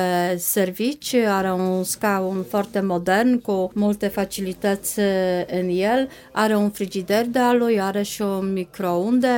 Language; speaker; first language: Romanian; non-native, fluent; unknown